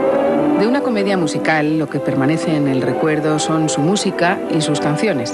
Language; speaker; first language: Spanish; native; Spanish